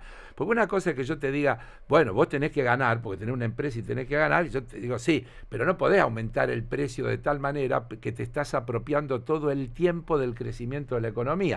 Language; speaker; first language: Spanish; native; Spanish